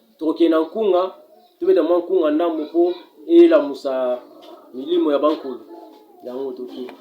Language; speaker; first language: Lingala; non-native, local second language; Kongo